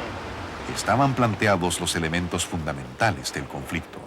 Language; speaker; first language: Spanish; native; Spanish